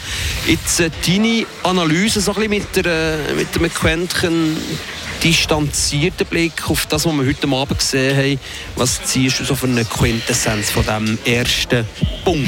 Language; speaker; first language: German; native; German